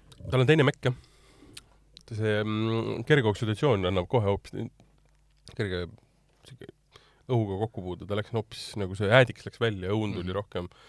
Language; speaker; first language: Estonian; native; Estonian